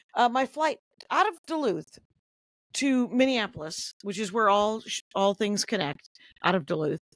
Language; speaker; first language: English; native; English